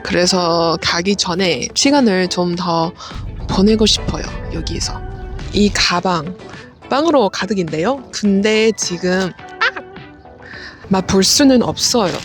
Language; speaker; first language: Korean; non-native, fluent; Vietnamese